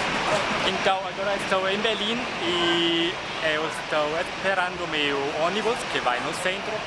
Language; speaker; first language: Portuguese; non-native, fluent; German